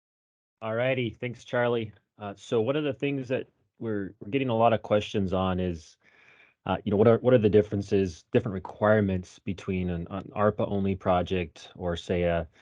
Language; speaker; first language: English; native; English